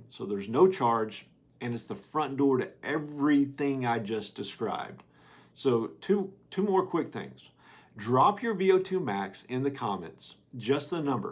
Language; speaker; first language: English; native; English